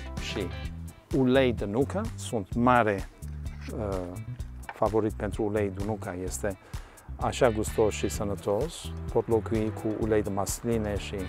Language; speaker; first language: Romanian; non-native, learner; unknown